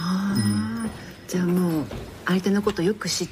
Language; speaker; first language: Japanese; native; Japanese